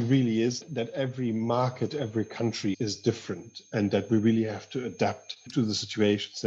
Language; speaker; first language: English; non-native, fluent; German